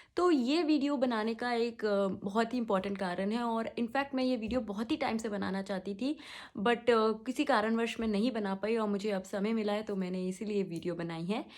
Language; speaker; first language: Hindi; native; Hindi